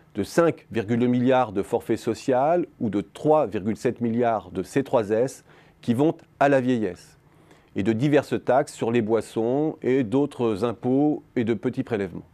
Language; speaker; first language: French; native; French